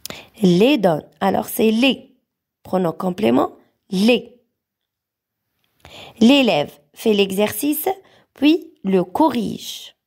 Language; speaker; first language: French; non-native, local second language; Arabic